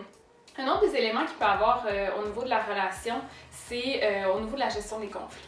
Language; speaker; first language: French; native; French